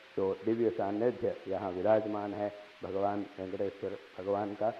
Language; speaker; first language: Hindi; non-native, local second language; Telugu